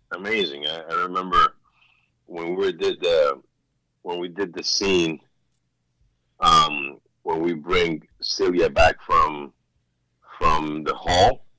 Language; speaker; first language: English; early bilingual, other home language; Spanish